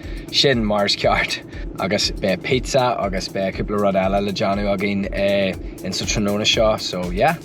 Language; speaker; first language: Irish; non-native, local second language; English